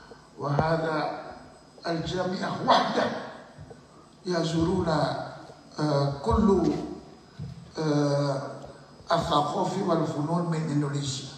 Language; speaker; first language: Arabic; non-native, learner; Indonesian